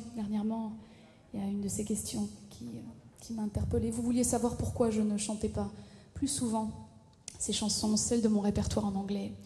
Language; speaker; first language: French; native; French